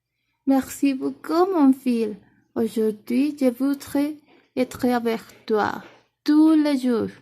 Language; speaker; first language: French; non-native, learner; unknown